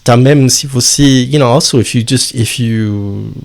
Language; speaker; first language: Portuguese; non-native, fluent; English